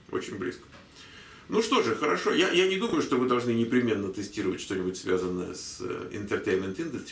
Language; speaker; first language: Russian; native; Russian